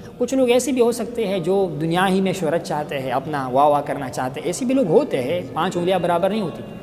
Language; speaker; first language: Urdu; non-native, local second language; Pashto